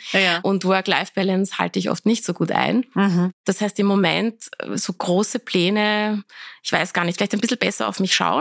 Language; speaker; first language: German; early bilingual, other home language; Persian